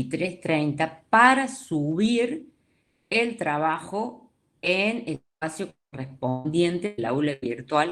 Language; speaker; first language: Spanish; native; Spanish